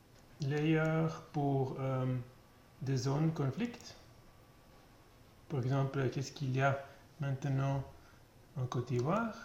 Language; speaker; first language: French; non-native, learner; German